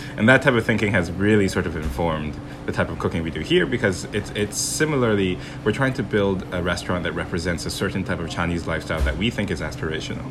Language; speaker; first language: English; non-native, local second language; Cantonese